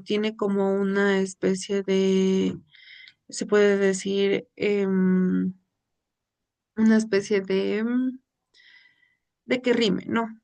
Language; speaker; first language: Spanish; native; Spanish